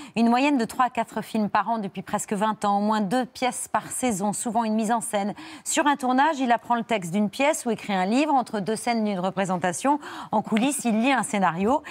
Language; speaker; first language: French; native; French